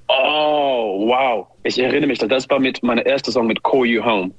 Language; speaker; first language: German; non-native, learner; English